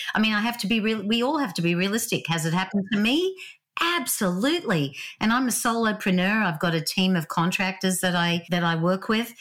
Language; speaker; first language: English; native; English